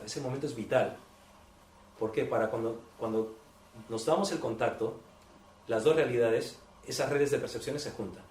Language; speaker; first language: Spanish; native; Spanish